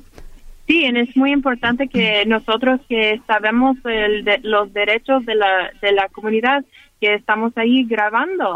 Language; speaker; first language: Spanish; early bilingual, heritage; Spanish